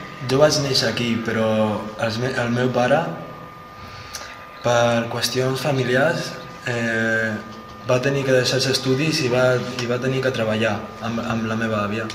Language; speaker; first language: Catalan; early bilingual, other home language; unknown